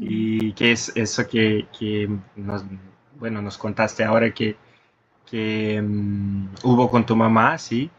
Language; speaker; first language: Spanish; non-native, fluent; Portuguese